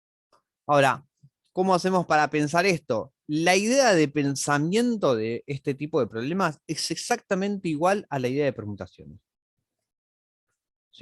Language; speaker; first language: Spanish; native; Spanish